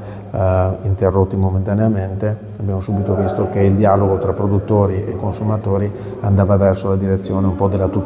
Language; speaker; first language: Italian; native; Italian